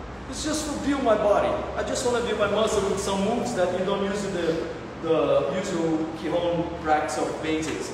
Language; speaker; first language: English; non-native, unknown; Portuguese